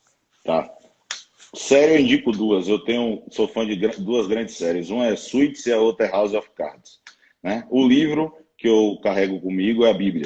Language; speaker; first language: Portuguese; native; Portuguese